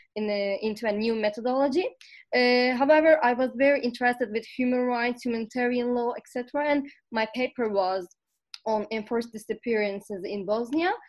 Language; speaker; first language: English; non-native, fluent; Turkish